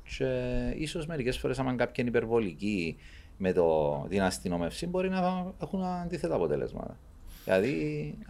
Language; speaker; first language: Greek; native; Greek